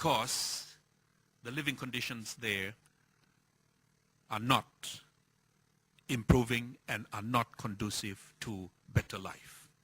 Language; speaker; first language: English; non-native, fluent; Thai